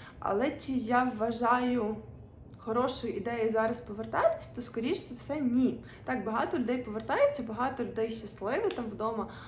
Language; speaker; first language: Ukrainian; non-native, local second language; Russian